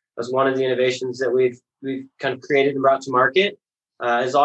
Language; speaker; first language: English; native; English